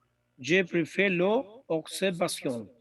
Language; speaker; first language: French; non-native, learner; Spanish